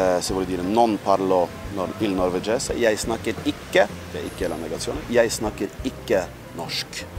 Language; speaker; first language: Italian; non-native, fluent; Norwegian